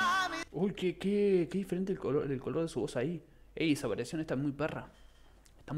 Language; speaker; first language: Spanish; native; Spanish